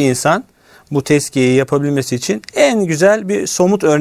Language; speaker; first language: Turkish; native; Turkish